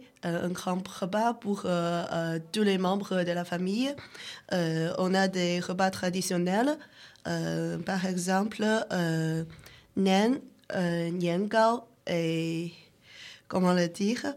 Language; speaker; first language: French; non-native, learner; Chinese